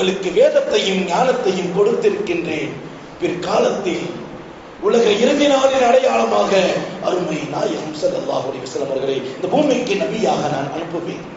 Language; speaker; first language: Tamil; native; Tamil